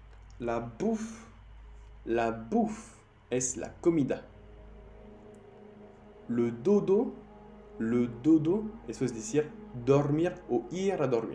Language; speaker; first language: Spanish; non-native, fluent; French